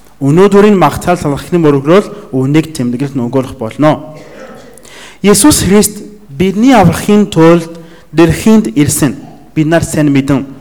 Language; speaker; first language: Mongolian; non-native, fluent; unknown